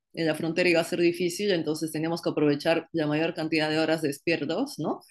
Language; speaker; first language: Spanish; native; Spanish